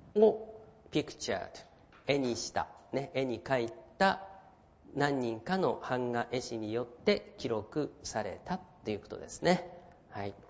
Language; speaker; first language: Japanese; native; Japanese